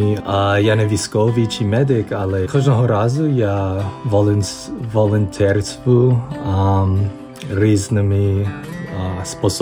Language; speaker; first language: Ukrainian; non-native, learner; English